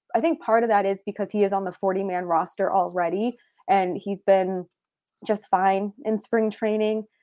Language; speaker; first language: English; native; English